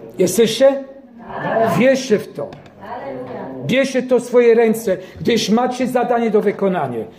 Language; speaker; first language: Polish; non-native, fluent; French